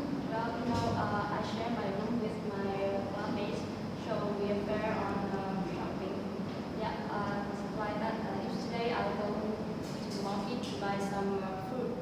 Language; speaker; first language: English; non-native, fluent; Vietnamese